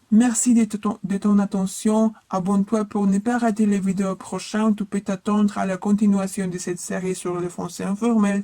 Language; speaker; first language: French; non-native, fluent; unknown